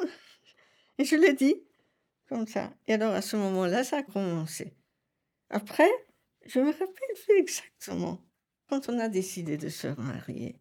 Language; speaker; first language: French; non-native, fluent; Italian